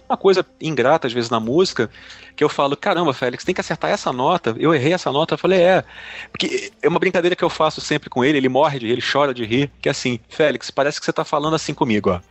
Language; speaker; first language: Portuguese; native; Portuguese